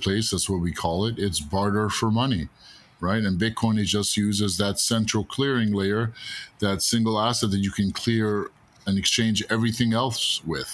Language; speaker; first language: English; native; English